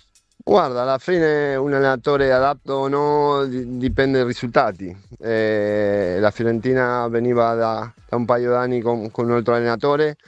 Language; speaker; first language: Italian; non-native, fluent; Spanish